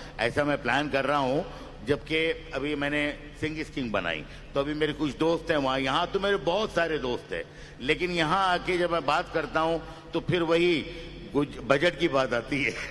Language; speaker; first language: Hindi; native; Hindi